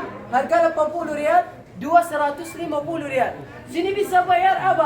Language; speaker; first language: Indonesian; non-native, learner; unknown